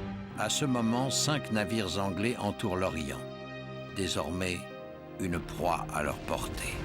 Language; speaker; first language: French; native; French